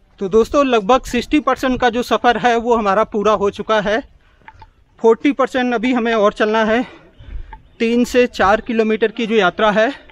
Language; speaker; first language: Hindi; native; Hindi